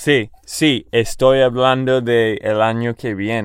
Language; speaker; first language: Spanish; non-native, fluent; English